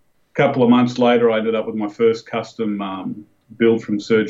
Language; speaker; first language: English; native; English